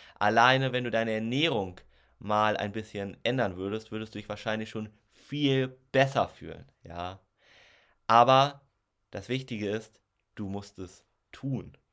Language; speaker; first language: German; native; German